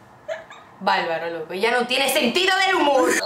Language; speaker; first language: Spanish; native; Spanish